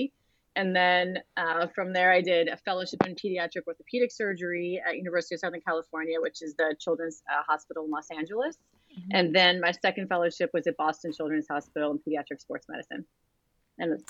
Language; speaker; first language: English; native; English